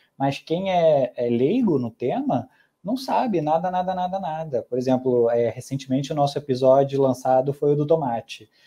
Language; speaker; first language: Portuguese; native; Portuguese